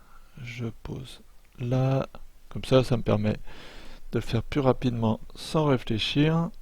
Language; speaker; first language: French; native; French